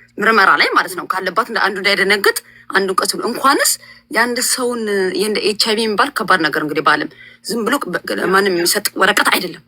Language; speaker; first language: Amharic; native; Amharic